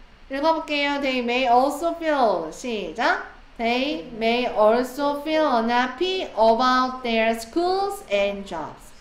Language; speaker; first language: English; non-native, fluent; Korean